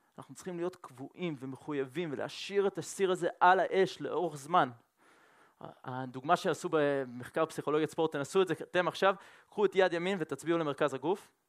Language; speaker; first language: Hebrew; non-native, fluent; French